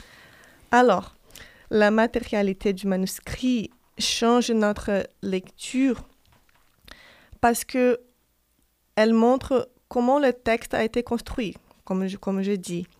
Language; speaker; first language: French; non-native, fluent; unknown